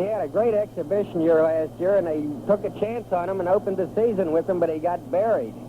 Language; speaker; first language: English; native; English